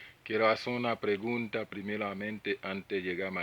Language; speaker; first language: Spanish; non-native, learner; Haitian Creole